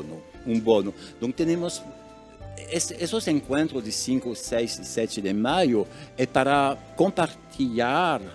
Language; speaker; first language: Portuguese; non-native, learner; French